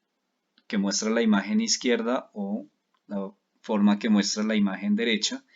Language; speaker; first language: Spanish; native; Spanish